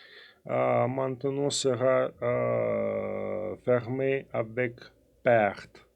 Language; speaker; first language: French; non-native, fluent; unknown